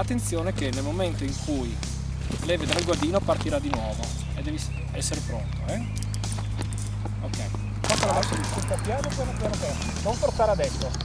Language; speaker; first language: Italian; native; Italian